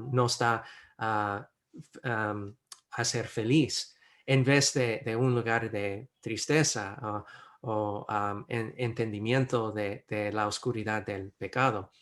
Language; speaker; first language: Spanish; non-native, fluent; English